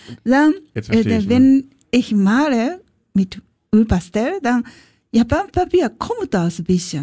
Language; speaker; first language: German; non-native, learner; Japanese